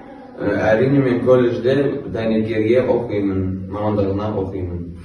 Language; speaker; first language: Kazakh; non-native, local second language; Russian